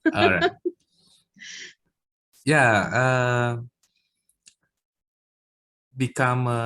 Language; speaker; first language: English; non-native, learner; Indonesian